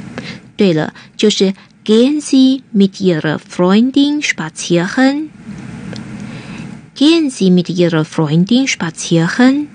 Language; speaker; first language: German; non-native, fluent; Chinese